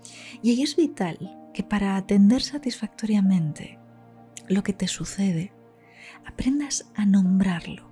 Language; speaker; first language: Spanish; native; Spanish